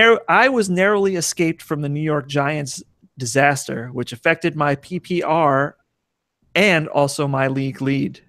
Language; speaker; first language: English; native; English